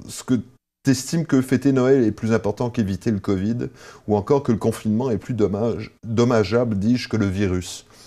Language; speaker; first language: French; native; French